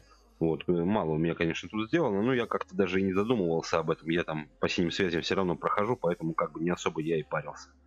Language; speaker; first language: Russian; native; Russian